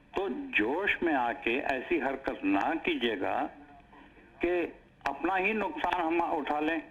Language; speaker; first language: Hindi; non-native, local second language; Punjabi